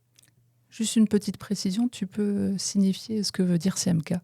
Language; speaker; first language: French; native; French